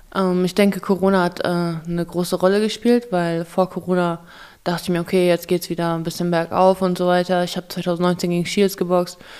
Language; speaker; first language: German; early bilingual, other home language; Russian